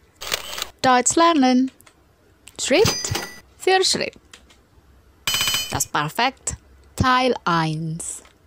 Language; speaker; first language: German; non-native, fluent; Indonesian